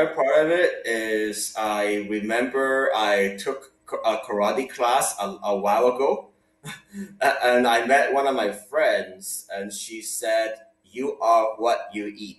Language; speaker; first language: English; non-native, local second language; Cantonese